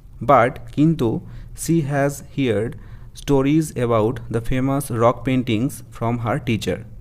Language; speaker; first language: English; non-native, local second language; Bangla